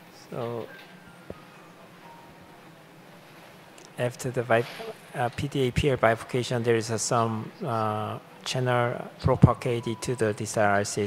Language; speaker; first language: English; non-native, fluent; Korean